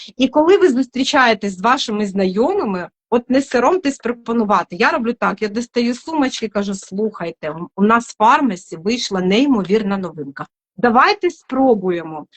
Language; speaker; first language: Ukrainian; non-native, local second language; Russian